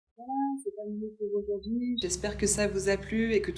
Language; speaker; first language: French; native; French